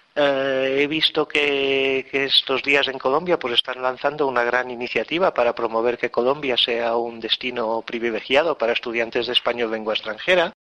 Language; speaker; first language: Spanish; non-native, local second language; Catalan